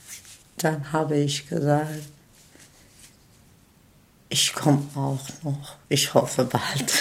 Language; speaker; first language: German; non-native, learner; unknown